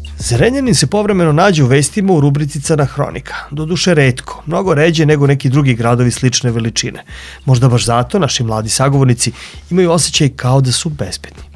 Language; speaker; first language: Serbian; native; Serbian